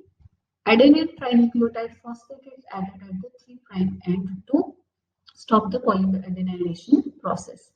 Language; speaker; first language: English; non-native, local second language; Hindi